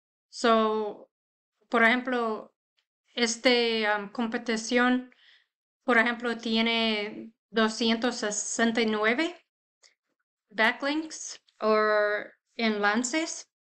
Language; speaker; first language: Spanish; non-native, learner; English